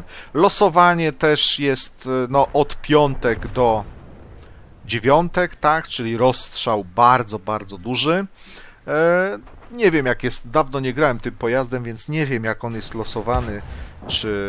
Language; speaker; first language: Polish; native; Polish